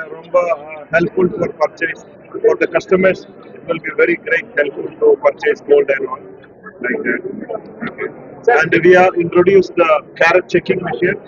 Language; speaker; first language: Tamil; non-native, learner; Malayalam